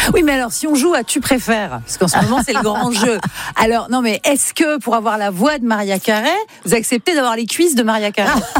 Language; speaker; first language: French; native; French